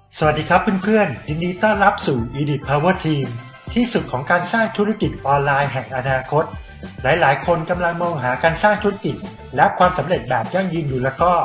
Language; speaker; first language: Thai; native; Thai